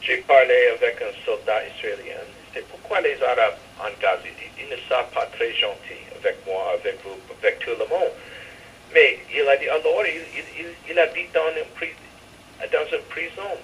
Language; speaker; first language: French; non-native, fluent; English